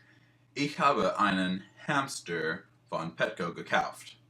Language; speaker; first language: German; non-native, learner; English